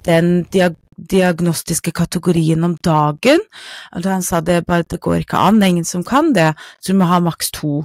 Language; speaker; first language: Norwegian; non-native, fluent; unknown